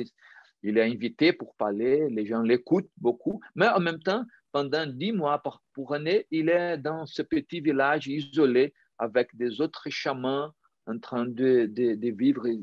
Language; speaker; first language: French; non-native, fluent; Portuguese